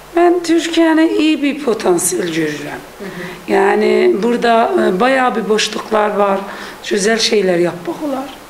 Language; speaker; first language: Turkish; non-native, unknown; Persian